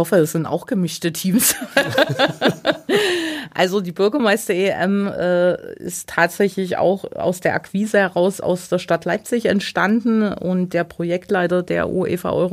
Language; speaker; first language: German; native; German